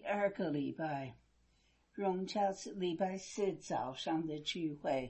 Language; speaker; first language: Chinese; non-native, fluent; English